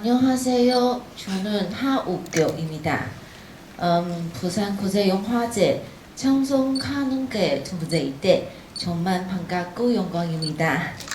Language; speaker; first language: Korean; non-native, learner; Chinese